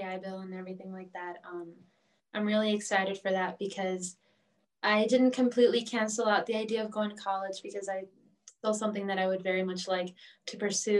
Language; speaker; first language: English; native; English